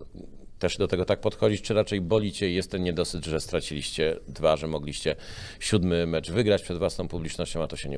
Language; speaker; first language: Polish; native; Polish